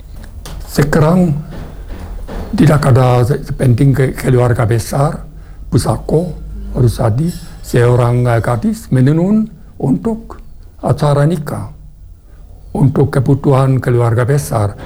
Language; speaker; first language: Indonesian; non-native, fluent; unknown